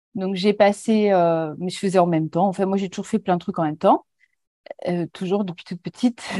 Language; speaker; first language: French; native; French